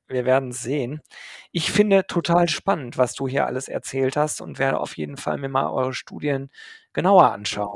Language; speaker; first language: German; native; German